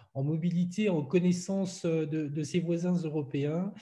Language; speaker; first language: French; non-native, fluent; English